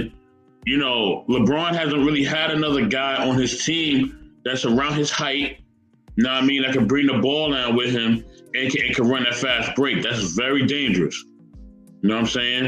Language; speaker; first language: English; native; English